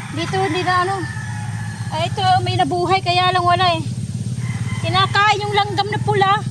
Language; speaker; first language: Filipino; non-native, local second language; Waray